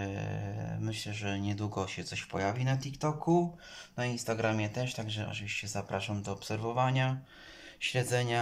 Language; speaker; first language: Polish; native; Polish